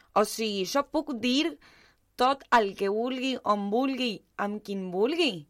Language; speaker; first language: Catalan; early bilingual, heritage; Spanish